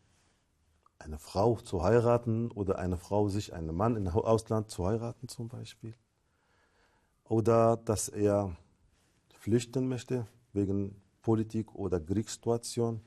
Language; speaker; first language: German; non-native, fluent; Arabic